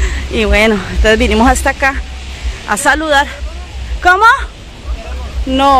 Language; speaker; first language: Spanish; native; Spanish